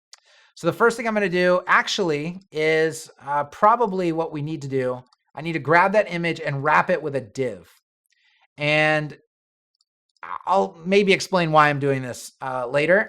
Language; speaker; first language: English; native; English